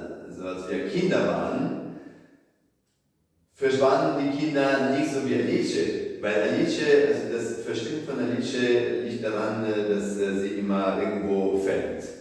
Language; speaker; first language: German; non-native, fluent; Italian